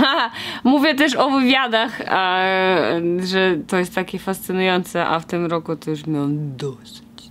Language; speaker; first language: Polish; non-native, fluent; Russian